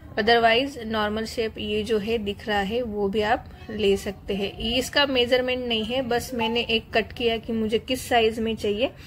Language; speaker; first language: Hindi; non-native, local second language; Marathi